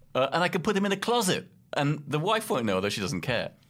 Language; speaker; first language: English; native; English